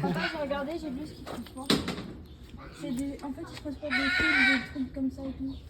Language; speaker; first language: French; native; French